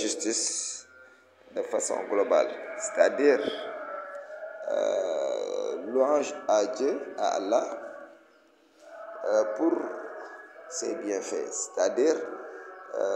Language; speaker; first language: French; non-native, local second language; Wolof